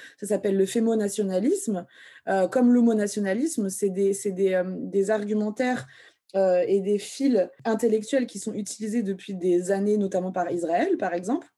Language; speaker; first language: French; early bilingual, other home language; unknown